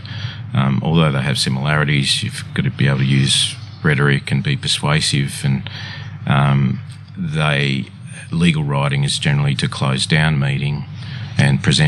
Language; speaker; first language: English; native; English